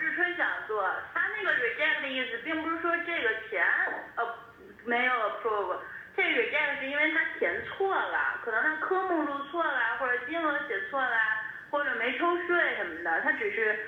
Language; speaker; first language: Chinese; native; Chinese